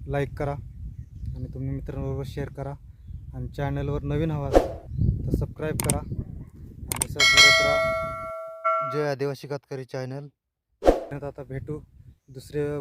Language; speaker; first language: Marathi; non-native, local second language; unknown